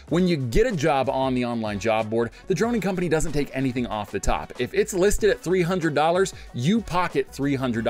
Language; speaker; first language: English; native; English